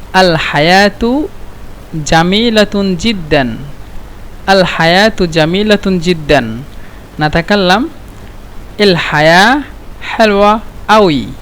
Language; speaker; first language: Egyptian Arabic; non-native, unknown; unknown